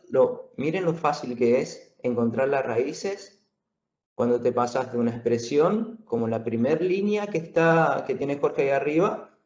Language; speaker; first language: Spanish; native; Spanish